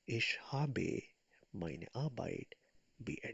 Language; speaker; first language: German; non-native, fluent; Urdu